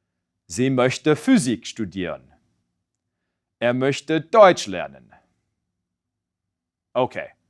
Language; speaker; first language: German; non-native, fluent; English